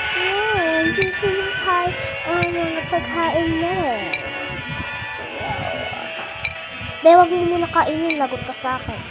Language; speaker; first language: Filipino; non-native, local second language; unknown